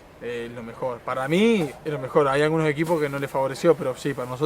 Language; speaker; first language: Spanish; native; Spanish